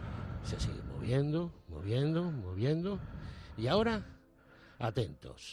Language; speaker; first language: Spanish; native; Spanish